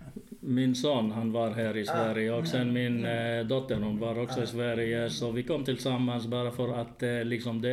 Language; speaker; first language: Swedish; non-native, fluent; Arabic